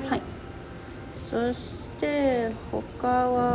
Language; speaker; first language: Japanese; non-native, learner; English